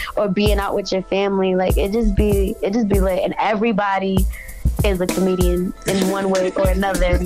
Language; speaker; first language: English; native; English